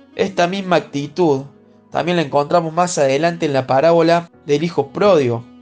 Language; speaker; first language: Spanish; native; Spanish